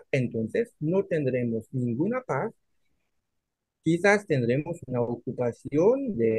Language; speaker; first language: Spanish; non-native, fluent; French